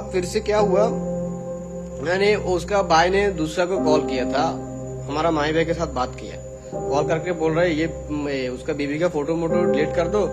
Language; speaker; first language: Hindi; non-native, fluent; Bangla